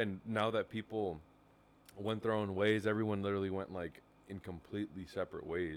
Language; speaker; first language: English; early bilingual, other home language; Spanish